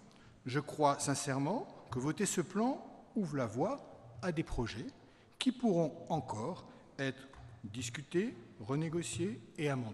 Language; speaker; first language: French; native; French